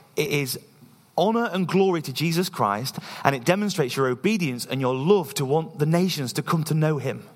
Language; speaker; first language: English; native; English